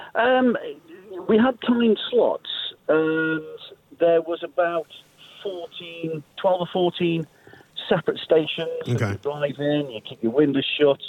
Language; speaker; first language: English; native; English